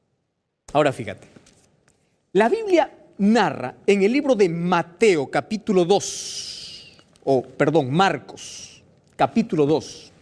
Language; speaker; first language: Spanish; native; Spanish